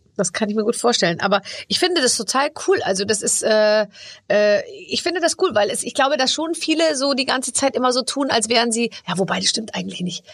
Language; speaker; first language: German; native; German